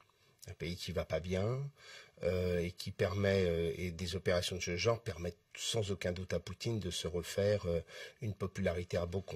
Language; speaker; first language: French; native; French